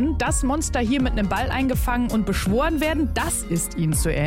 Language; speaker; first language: German; native; German